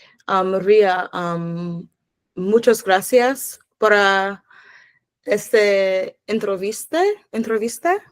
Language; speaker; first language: Spanish; non-native, learner; English